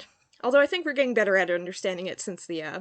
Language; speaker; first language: English; native; English